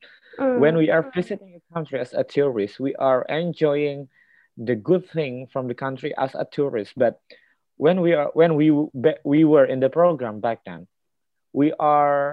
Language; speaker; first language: English; non-native, fluent; Indonesian